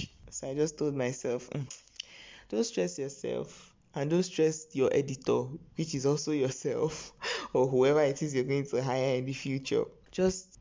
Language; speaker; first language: English; non-native, local second language; Igbo